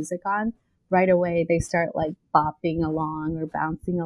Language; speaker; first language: English; native; English